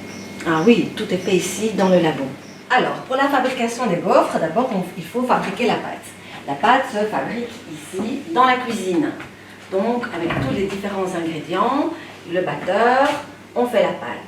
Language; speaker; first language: French; native; French